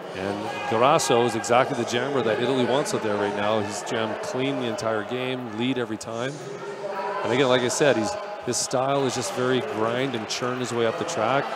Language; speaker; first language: English; native; English